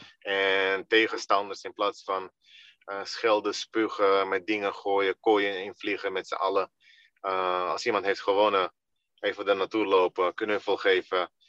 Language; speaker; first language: Dutch; early bilingual, other home language; Russian